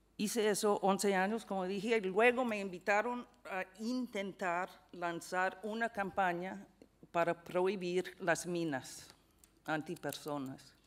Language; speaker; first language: Spanish; non-native, fluent; English